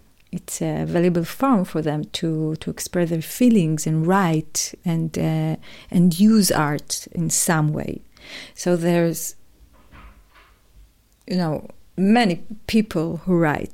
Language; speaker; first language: English; non-native, fluent; Hebrew